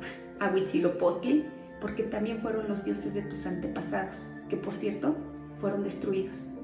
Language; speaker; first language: Spanish; native; Spanish